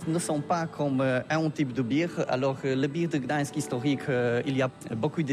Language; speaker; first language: French; non-native, learner; Polish